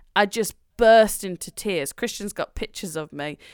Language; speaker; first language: English; native; English